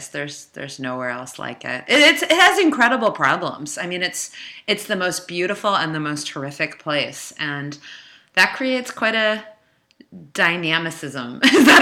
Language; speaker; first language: English; native; English